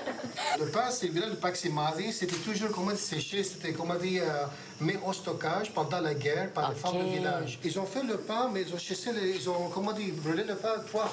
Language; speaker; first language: French; non-native, fluent; Greek